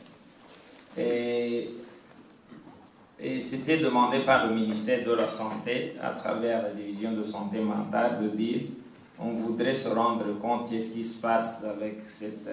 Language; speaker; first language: French; non-native, local second language; Kinyarwanda